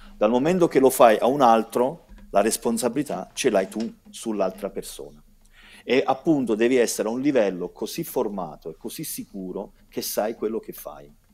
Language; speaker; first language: Italian; early bilingual, heritage; Italian